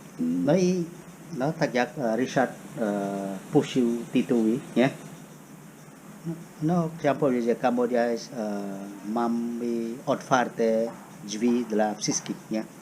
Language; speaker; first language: Polish; non-native, fluent; Khmer